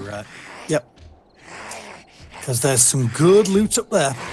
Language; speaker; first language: English; native; English